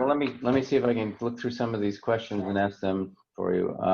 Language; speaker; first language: English; native; English